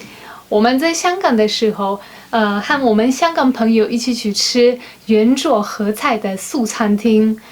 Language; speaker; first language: Chinese; non-native, fluent; Polish